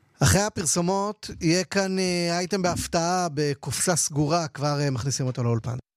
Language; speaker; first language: Hebrew; native; Hebrew